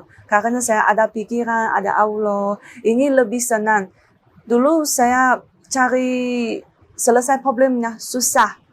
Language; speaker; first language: Indonesian; non-native, learner; Chinese